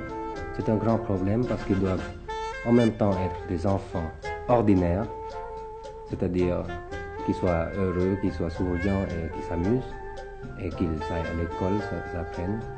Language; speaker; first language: French; early bilingual, other home language; Thai